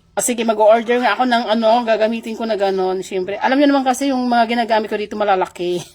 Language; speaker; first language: Filipino; non-native, local second language; Iloko